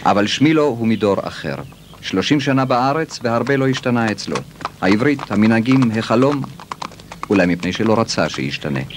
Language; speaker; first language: Hebrew; native; Hebrew